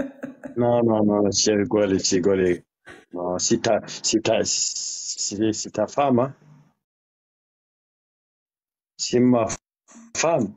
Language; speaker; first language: French; non-native, learner; Arabic